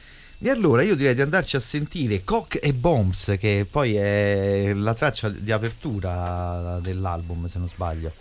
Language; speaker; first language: Italian; native; Italian